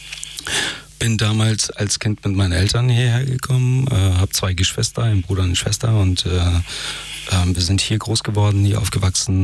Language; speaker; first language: German; early bilingual, other home language; Persian